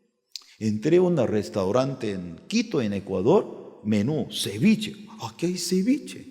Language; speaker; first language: Spanish; non-native, learner; Korean